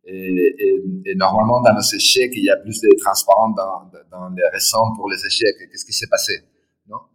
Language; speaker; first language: French; non-native, fluent; Spanish